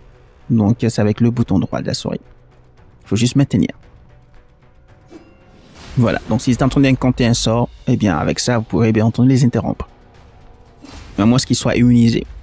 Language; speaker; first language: French; native; French